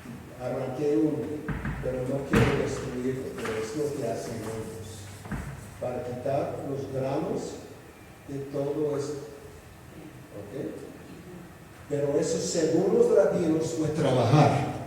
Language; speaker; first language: Spanish; non-native, fluent; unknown